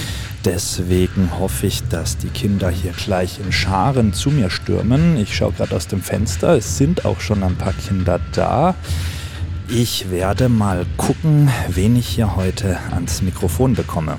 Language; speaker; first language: German; native; German